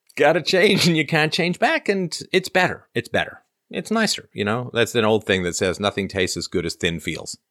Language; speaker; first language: English; native; English